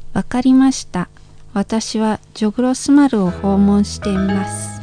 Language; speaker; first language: Japanese; non-native, fluent; Indonesian